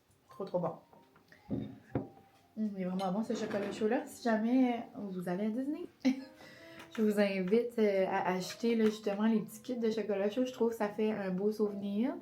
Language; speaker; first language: French; native; French